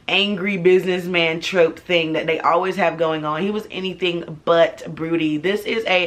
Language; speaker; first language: English; native; English